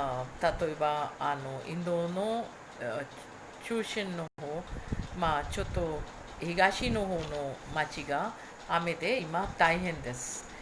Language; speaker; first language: Japanese; non-native, fluent; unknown